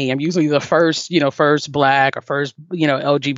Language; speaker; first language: English; native; English